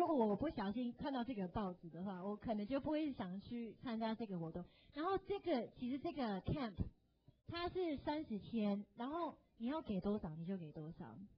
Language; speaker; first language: Chinese; non-native, fluent; English